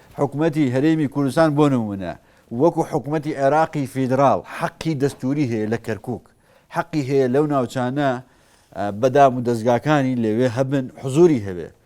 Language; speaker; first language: Central Kurdish; native; Central Kurdish